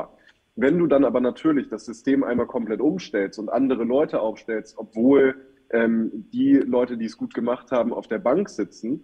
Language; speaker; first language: German; native; German